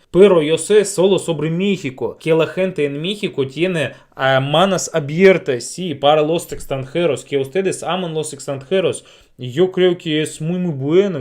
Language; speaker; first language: Spanish; non-native, fluent; Russian